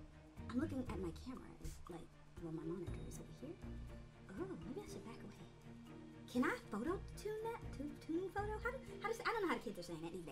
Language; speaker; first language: English; native; English